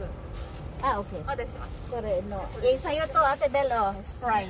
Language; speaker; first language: Japanese; native; Japanese